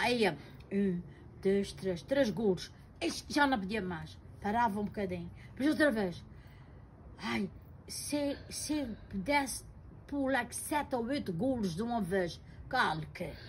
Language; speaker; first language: Portuguese; native; Portuguese